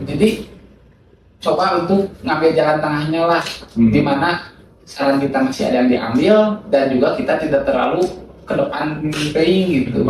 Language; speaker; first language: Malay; non-native, local second language; Sundanese